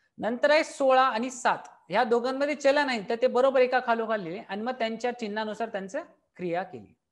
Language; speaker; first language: Marathi; native; Marathi